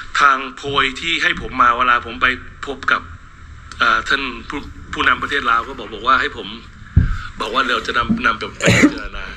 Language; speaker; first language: Thai; native; Thai